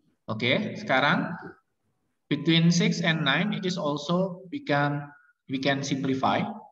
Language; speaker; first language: English; non-native, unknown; Indonesian